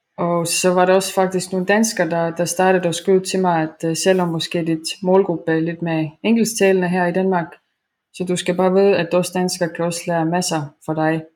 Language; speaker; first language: Danish; non-native, fluent; Estonian